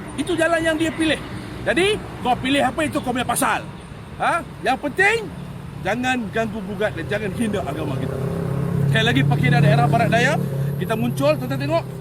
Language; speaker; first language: Malay; native; Malay